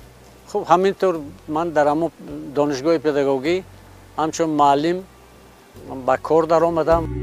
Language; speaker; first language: Persian; non-native, local second language; Shughni